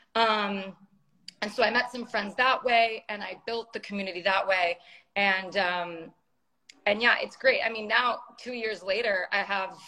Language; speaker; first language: English; native; English